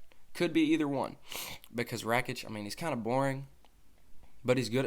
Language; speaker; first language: English; native; English